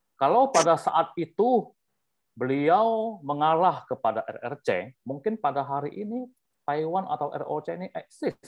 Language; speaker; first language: Indonesian; native; Indonesian